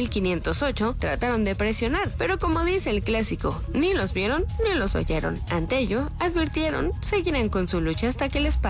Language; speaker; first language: Spanish; native; Spanish